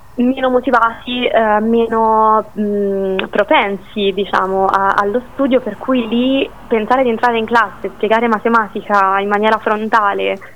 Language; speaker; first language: Italian; native; Italian